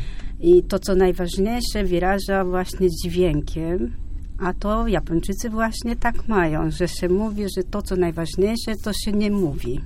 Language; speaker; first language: Polish; non-native, fluent; Japanese